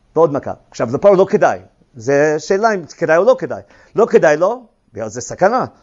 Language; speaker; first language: Hebrew; non-native, fluent; English